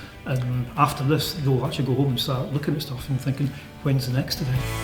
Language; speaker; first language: English; native; English